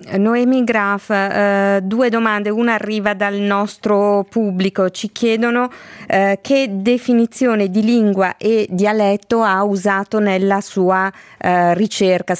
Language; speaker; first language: Italian; native; Italian